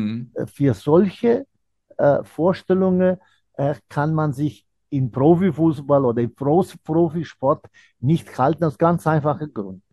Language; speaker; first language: German; non-native, fluent; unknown